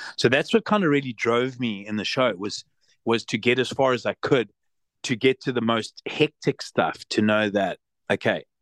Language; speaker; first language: English; native; English